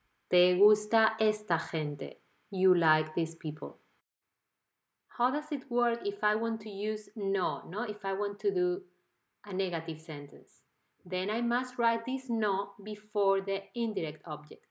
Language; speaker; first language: English; non-native, fluent; Spanish